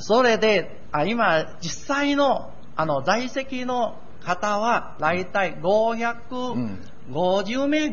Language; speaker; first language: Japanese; non-native, learner; Min Nan Chinese